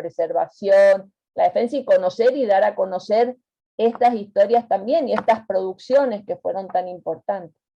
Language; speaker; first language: Spanish; native; Spanish